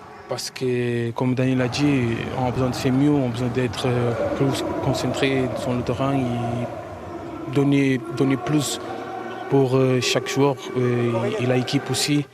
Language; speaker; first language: French; non-native, fluent; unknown